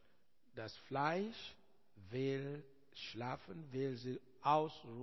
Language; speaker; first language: German; non-native, learner; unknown